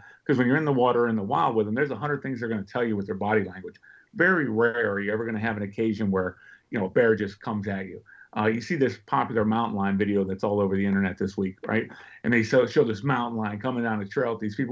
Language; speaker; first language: English; native; English